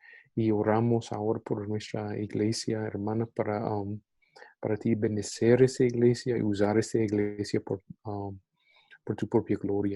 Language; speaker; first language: Spanish; non-native, fluent; English